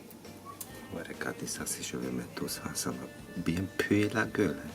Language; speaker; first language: French; non-native, learner; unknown